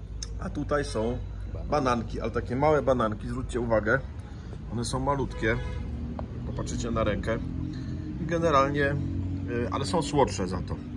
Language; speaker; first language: Polish; native; Polish